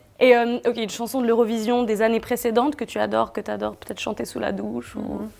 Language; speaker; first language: French; native; French